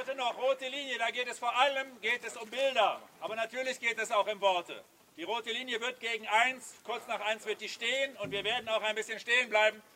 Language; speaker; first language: German; native; German